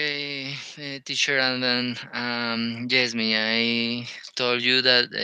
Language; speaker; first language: English; non-native, learner; Spanish